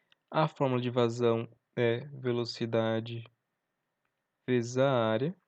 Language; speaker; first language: Portuguese; native; Portuguese